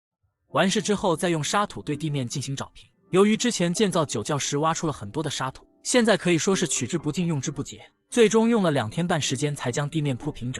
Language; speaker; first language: Chinese; native; Chinese